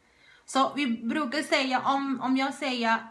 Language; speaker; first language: Swedish; non-native, fluent; Thai